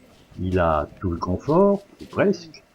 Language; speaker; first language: French; native; French